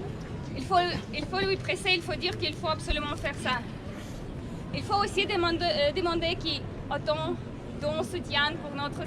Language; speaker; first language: French; non-native, learner; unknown